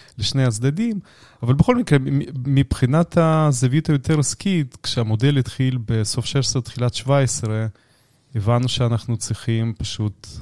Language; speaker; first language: Hebrew; native; Hebrew